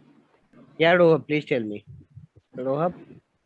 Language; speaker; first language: English; non-native, local second language; Hindi